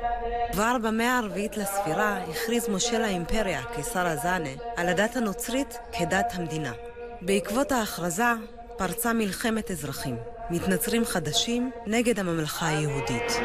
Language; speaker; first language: Hebrew; native; Hebrew